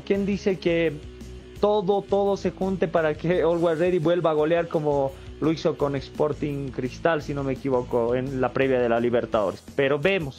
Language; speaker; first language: Spanish; native; Spanish